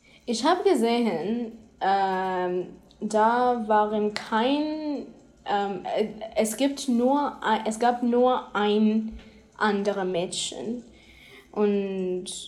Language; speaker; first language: German; non-native, learner; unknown